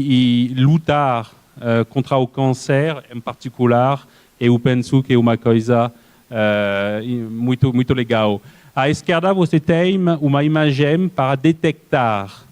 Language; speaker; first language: Portuguese; non-native, fluent; French